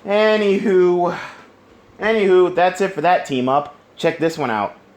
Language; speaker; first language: English; native; English